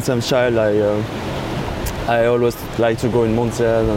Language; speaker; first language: English; non-native, learner; French